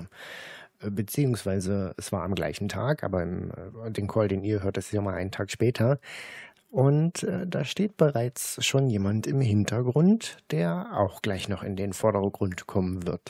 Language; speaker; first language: German; native; German